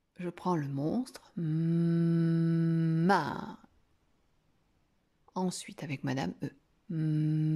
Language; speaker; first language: French; native; French